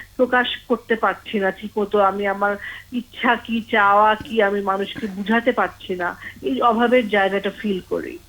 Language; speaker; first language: Bangla; native; Bangla